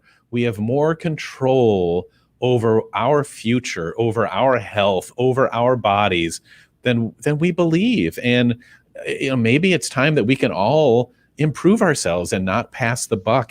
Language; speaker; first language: English; native; English